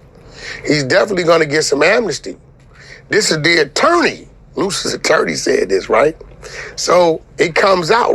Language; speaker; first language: English; native; English